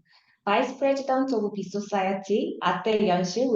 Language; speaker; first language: English; non-native, learner; Korean